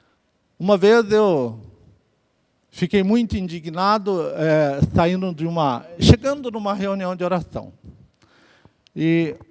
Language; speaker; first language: Portuguese; native; Portuguese